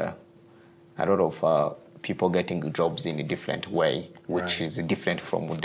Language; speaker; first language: English; non-native, local second language; Kinyarwanda